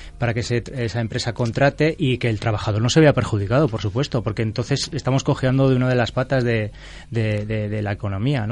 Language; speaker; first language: Spanish; native; Spanish